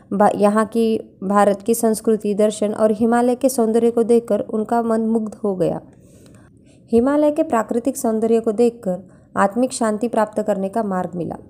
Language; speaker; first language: Hindi; non-native, local second language; Marathi